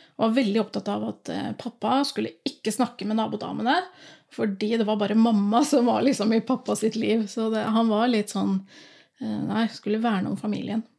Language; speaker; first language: Norwegian; native; Norwegian